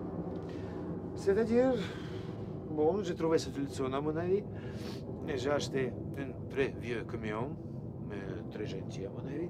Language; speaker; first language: French; non-native, learner; Russian